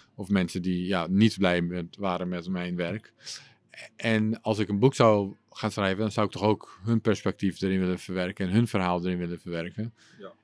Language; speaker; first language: Dutch; non-native, local second language; English